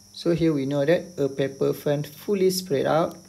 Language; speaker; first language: English; non-native, local second language; Malay